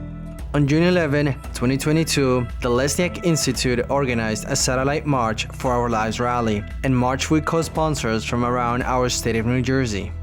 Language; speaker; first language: English; native; English